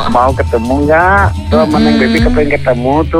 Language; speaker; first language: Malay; non-native, local second language; Sundanese